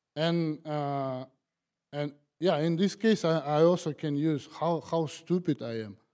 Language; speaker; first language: English; non-native, learner; Kazakh